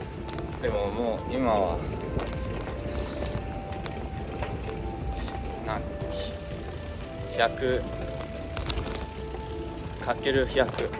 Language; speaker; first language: Japanese; non-native, learner; English